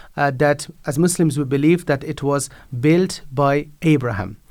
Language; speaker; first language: English; non-native, fluent; Dutch